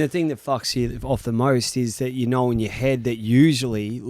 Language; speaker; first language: English; native; English